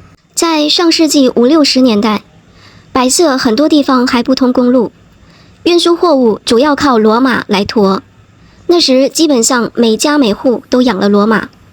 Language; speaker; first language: Chinese; native; Chinese